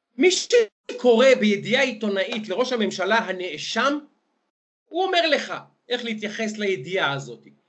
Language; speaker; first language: Hebrew; native; Hebrew